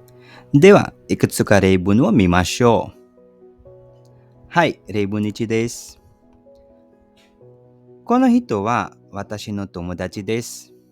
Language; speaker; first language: Japanese; non-native, fluent; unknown